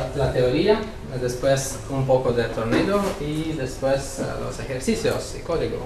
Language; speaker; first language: Spanish; non-native, learner; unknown